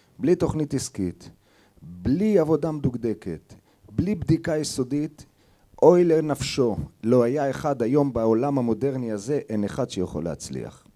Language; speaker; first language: Hebrew; native; Hebrew